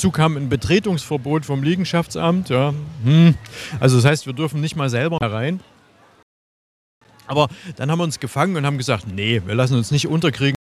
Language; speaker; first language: German; native; German